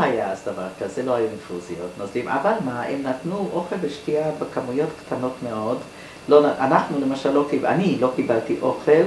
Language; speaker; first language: Hebrew; non-native, fluent; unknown